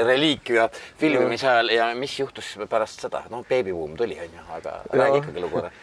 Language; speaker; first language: Estonian; native; Estonian